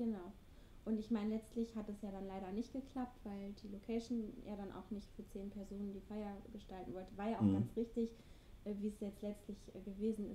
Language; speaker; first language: German; native; German